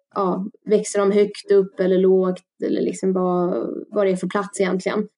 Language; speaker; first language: Swedish; early bilingual, other home language; Russian